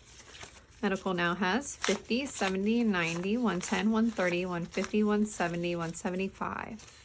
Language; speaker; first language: English; native; English